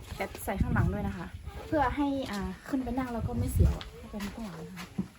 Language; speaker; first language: Thai; non-native, local second language; Western Kayah